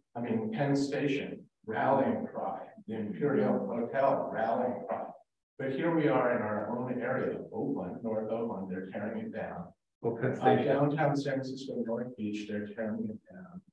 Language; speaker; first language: English; native; English